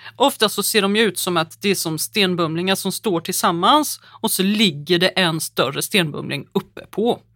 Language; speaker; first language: Swedish; native; Swedish